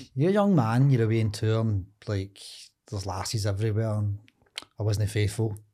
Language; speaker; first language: English; native; English